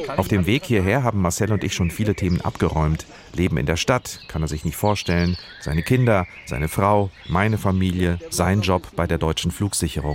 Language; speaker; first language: German; native; German